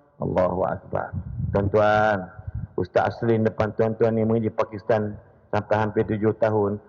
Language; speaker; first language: Malay; native; Malay